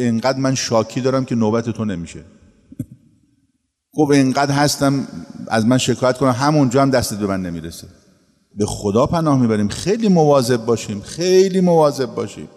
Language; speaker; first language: Persian; native; Persian